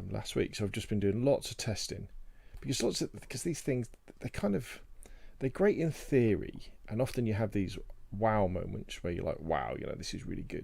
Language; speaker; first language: English; native; English